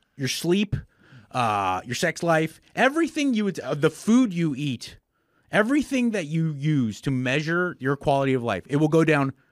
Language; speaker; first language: English; native; English